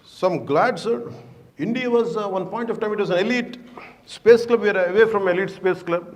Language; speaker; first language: English; non-native, local second language; Telugu